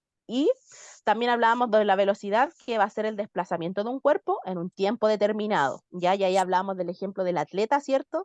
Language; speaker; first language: Spanish; native; Spanish